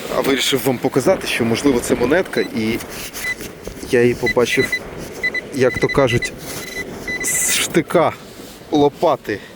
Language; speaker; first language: Ukrainian; non-native, local second language; Russian